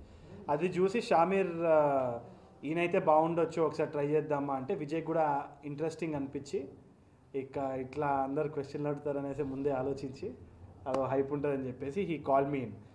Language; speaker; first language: Telugu; native; Telugu